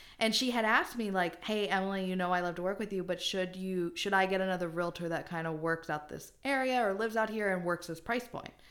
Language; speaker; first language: English; native; English